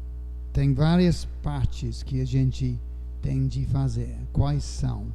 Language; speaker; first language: Portuguese; non-native, fluent; English